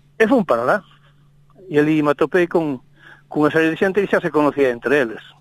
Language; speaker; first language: Galician; non-native, local second language; Spanish